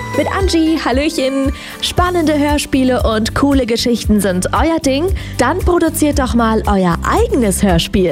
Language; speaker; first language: German; native; German